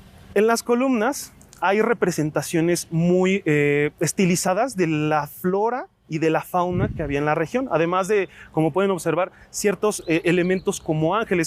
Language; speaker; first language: Spanish; native; Spanish